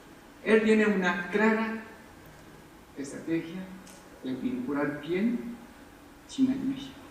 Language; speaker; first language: Spanish; non-native, fluent; Chinese